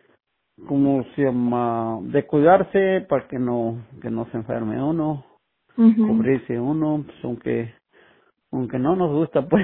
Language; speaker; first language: Spanish; native; Spanish